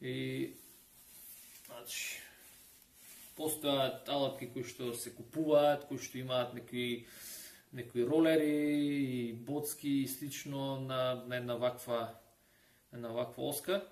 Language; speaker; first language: Macedonian; native; Macedonian